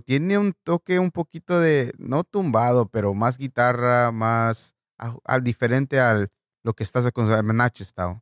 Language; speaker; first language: Spanish; native; Spanish